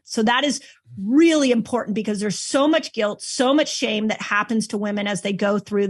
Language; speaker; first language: English; native; English